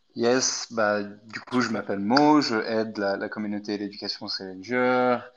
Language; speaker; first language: French; non-native, fluent; Arabic